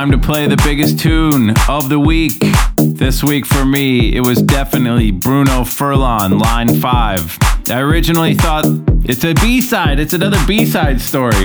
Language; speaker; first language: English; native; English